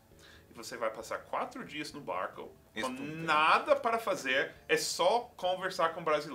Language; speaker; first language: Portuguese; non-native, fluent; English